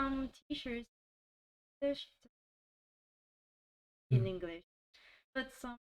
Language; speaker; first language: English; non-native, learner; Thai